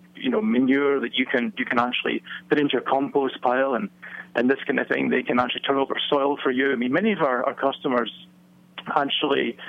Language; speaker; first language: English; native; English